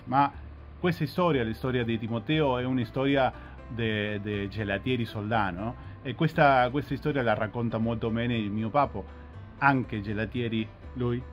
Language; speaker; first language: Italian; non-native, fluent; Spanish